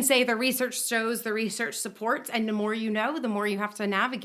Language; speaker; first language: English; native; English